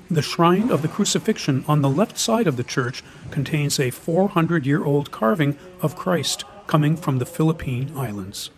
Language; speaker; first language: English; native; English